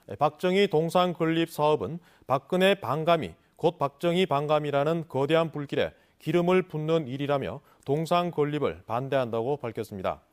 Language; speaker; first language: Korean; native; Korean